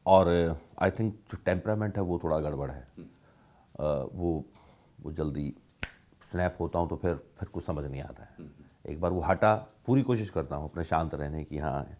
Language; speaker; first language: Hindi; native; Hindi